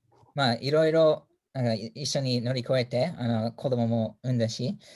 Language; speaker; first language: Japanese; non-native, fluent; English